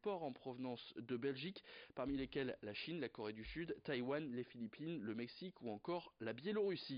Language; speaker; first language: French; native; French